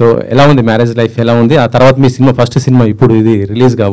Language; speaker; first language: Telugu; native; Telugu